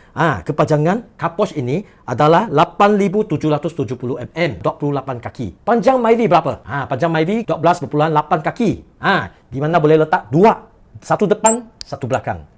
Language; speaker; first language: Malay; non-native, local second language; Chinese